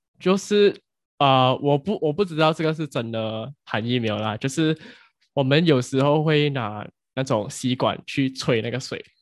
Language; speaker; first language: Chinese; native; Chinese